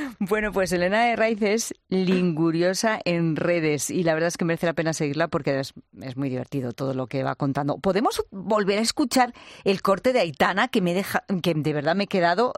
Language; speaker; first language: Spanish; native; Spanish